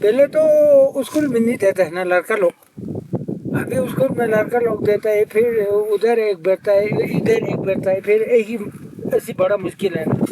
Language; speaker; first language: Hindi; non-native, local second language; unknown